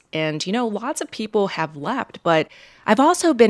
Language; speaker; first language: English; native; English